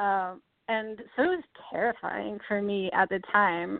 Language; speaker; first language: English; native; English